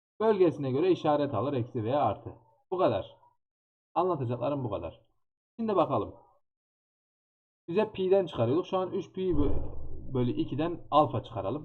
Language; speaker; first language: Turkish; native; Turkish